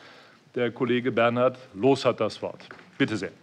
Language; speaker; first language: German; native; German